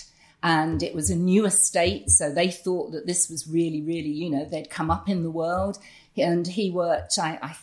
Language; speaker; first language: English; native; English